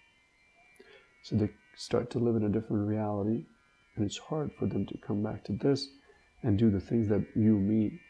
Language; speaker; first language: English; non-native, local second language; Hindi